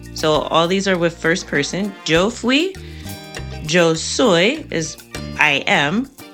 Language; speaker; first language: English; native; English